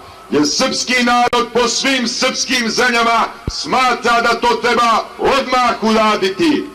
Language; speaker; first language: Bosnian; native; Bosnian